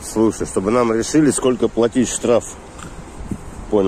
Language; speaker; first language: Russian; native; Russian